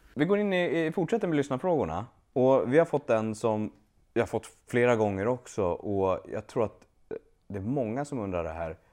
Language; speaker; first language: Swedish; native; Swedish